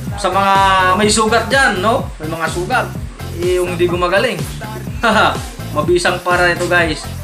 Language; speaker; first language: Filipino; non-native, local second language; Cebuano